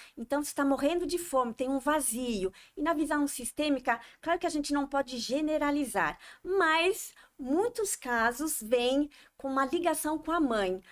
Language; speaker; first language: Portuguese; non-native, fluent; French